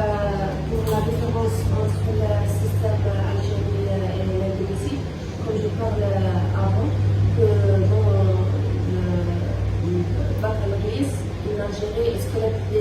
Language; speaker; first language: French; non-native, local second language; Arabic